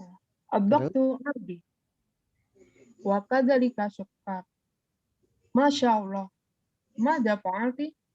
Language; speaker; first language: Arabic; non-native, learner; Indonesian